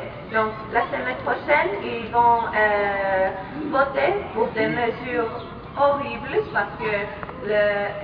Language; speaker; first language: French; non-native, fluent; Greek